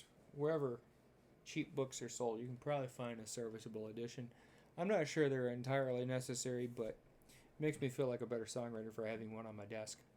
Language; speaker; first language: English; native; English